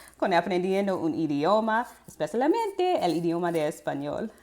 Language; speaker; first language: Spanish; non-native, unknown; English